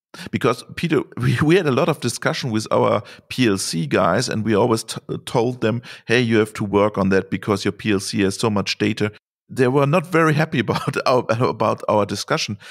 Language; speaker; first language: English; non-native, fluent; German